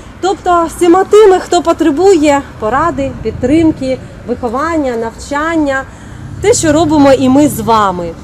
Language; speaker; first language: Ukrainian; native; Ukrainian